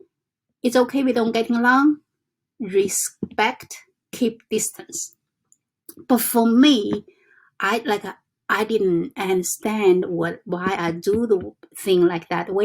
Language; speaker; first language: English; non-native, fluent; Chinese